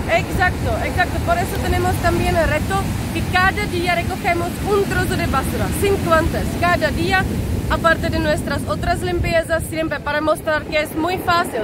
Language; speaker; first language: Spanish; non-native, learner; Czech